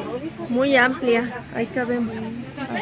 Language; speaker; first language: Spanish; native; Spanish